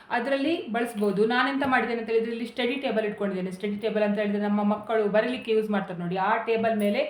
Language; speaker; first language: Kannada; non-native, local second language; Konkani